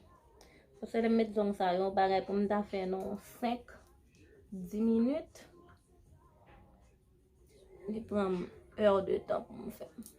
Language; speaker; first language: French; non-native, local second language; Haitian Creole